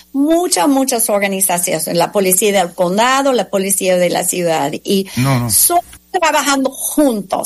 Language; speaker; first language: Spanish; non-native, fluent; English